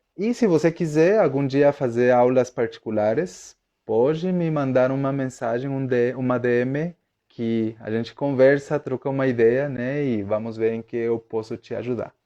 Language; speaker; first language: Portuguese; non-native, fluent; Spanish